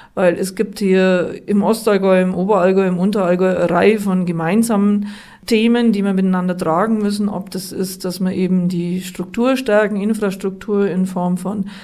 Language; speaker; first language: German; native; German